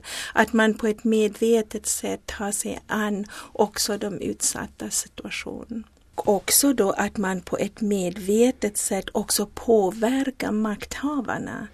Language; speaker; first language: Swedish; non-native, fluent; Zulu